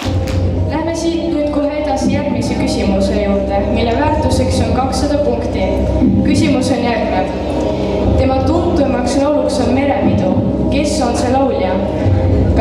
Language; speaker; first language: Estonian; native; Estonian